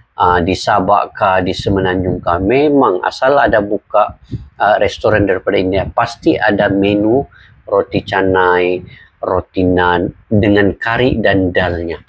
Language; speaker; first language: Malay; native; Malay